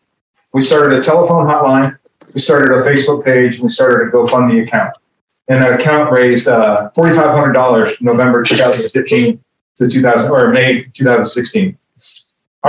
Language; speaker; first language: English; native; English